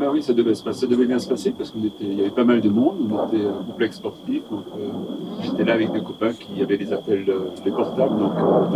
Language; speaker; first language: French; native; French